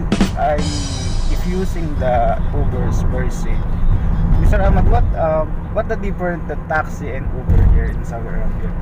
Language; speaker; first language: English; non-native, learner; Filipino